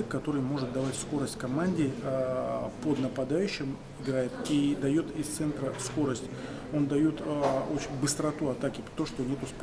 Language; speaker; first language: Russian; native; Russian